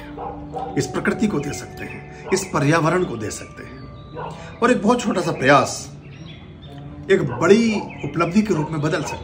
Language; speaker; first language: Hindi; native; Hindi